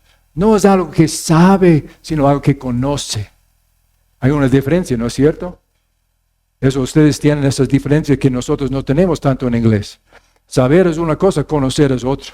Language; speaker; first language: Spanish; non-native, fluent; English